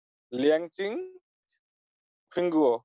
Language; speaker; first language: Chinese; non-native, learner; Bangla